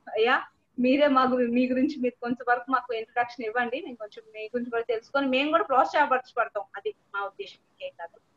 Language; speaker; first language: Telugu; native; Telugu